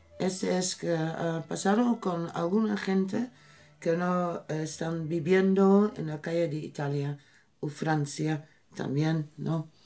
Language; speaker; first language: Spanish; non-native, learner; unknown